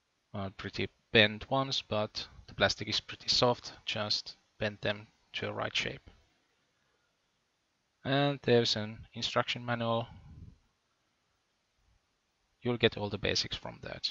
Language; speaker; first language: English; non-native, fluent; Finnish